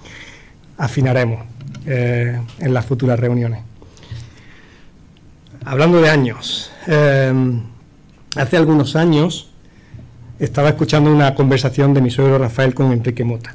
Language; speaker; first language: Spanish; native; Spanish